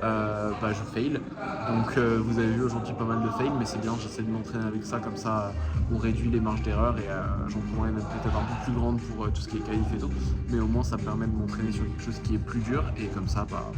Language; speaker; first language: French; native; French